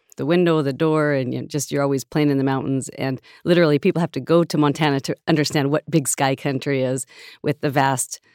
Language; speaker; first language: English; native; English